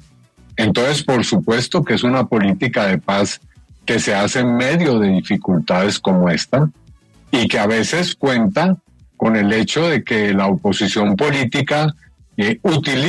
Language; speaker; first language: Spanish; native; Spanish